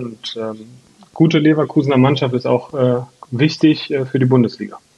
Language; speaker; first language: German; native; German